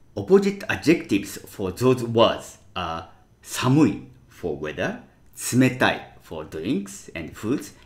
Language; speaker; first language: English; non-native, fluent; Japanese